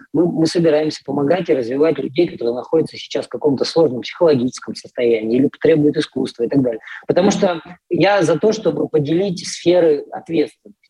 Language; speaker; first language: Russian; native; Russian